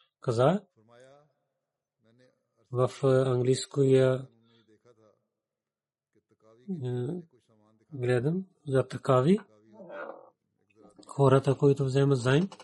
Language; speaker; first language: Bulgarian; non-native, learner; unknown